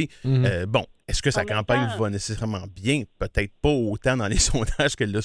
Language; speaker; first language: French; native; French